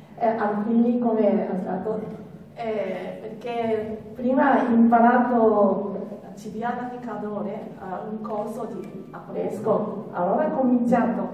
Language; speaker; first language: Italian; non-native, learner; Japanese